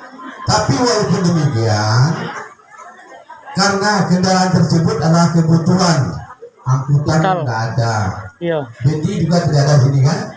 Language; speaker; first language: Indonesian; native; Indonesian